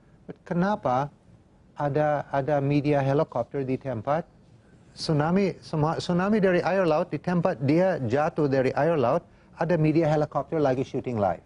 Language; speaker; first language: Indonesian; non-native, fluent; English